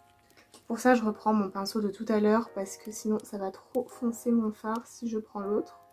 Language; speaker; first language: French; native; French